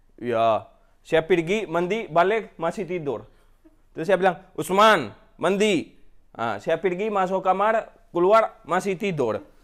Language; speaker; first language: Indonesian; non-native, fluent; Urdu